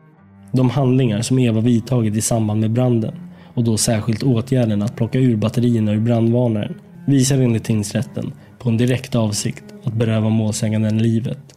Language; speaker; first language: Swedish; native; Swedish